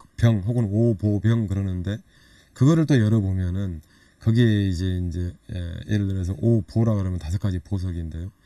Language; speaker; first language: Korean; native; Korean